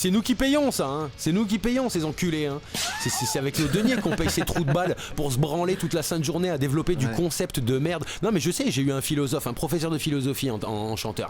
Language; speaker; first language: French; native; French